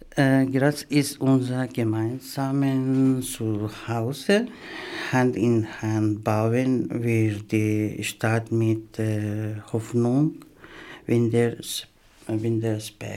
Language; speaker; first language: German; non-native, learner; Persian